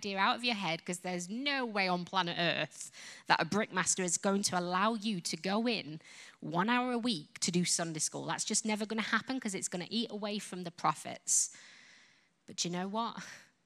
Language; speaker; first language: English; native; English